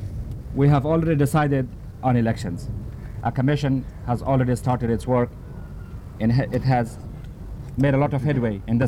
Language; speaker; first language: English; non-native, fluent; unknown